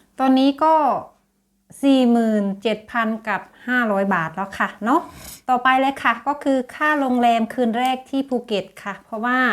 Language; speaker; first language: Thai; native; Thai